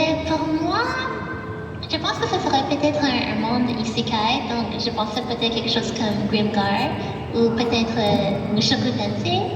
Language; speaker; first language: French; non-native, fluent; English